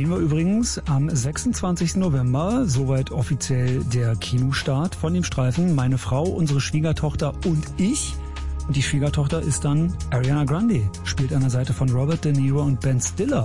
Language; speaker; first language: German; native; German